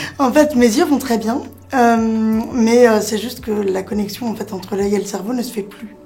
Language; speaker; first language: French; native; French